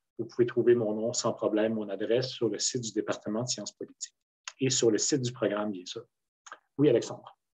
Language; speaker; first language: French; native; French